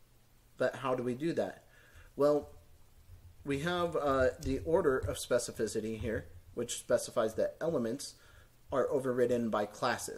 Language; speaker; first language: English; native; English